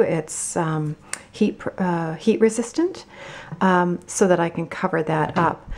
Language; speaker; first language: English; native; English